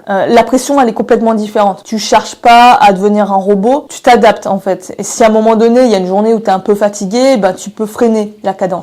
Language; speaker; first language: French; native; French